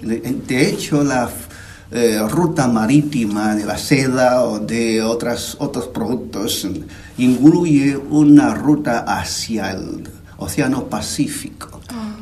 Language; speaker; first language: Spanish; non-native, fluent; Chinese